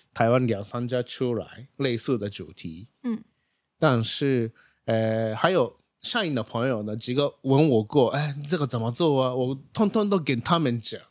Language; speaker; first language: Chinese; non-native, fluent; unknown